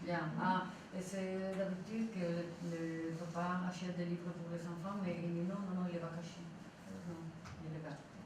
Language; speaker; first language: French; non-native, learner; Spanish